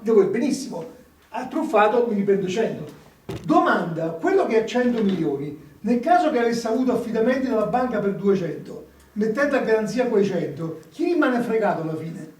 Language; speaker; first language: Italian; native; Italian